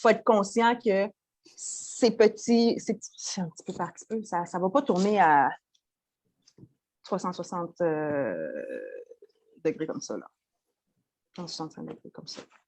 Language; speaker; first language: French; native; French